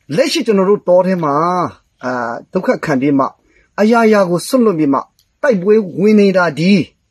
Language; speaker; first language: Burmese; non-native, local second language; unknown